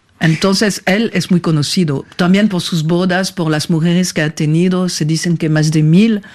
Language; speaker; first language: Spanish; non-native, fluent; French